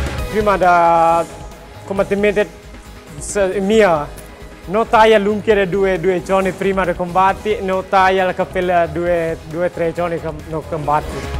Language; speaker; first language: Italian; non-native, learner; Thai